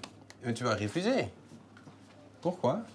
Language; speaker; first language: French; non-native, fluent; Dutch